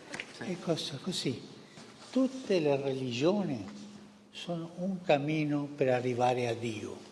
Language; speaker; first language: Italian; non-native, fluent; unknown